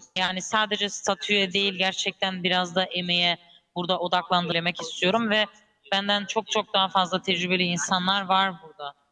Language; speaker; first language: Turkish; early bilingual, heritage; Turkish